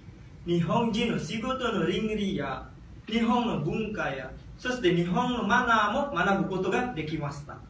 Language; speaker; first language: Japanese; non-native, learner; Indonesian